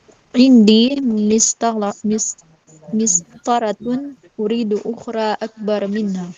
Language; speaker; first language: Arabic; non-native, learner; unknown